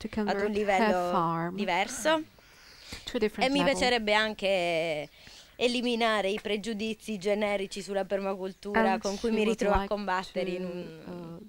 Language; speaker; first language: Italian; native; Italian